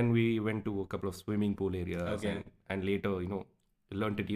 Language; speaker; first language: English; non-native, local second language; Tamil